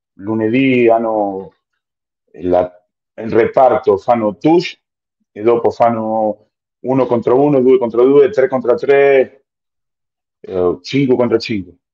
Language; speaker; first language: Italian; non-native, fluent; Spanish